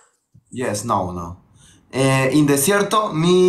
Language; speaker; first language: English; non-native, learner; Spanish